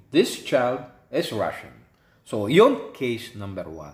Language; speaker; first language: English; non-native, local second language; Filipino